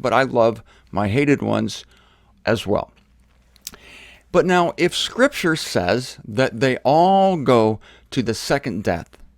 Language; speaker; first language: English; native; English